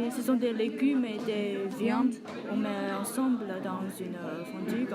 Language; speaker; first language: French; non-native, fluent; Chinese